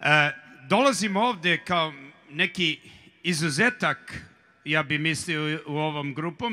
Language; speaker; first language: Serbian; early bilingual, heritage; Serbian